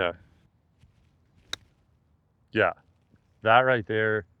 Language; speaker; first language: English; native; English